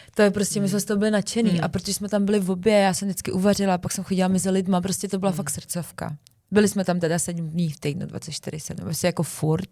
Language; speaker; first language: Czech; early bilingual, other home language; Arabic